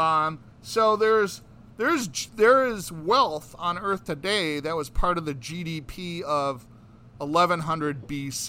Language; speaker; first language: English; native; English